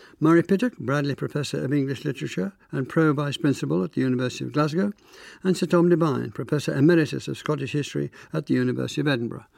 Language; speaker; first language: English; native; English